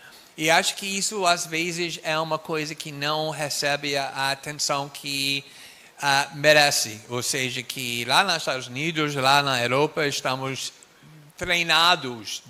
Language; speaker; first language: Portuguese; non-native, fluent; English